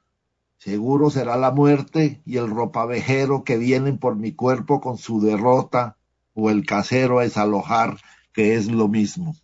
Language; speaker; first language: Spanish; native; Spanish